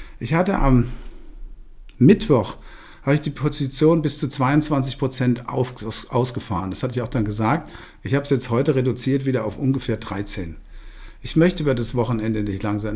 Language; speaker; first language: German; native; German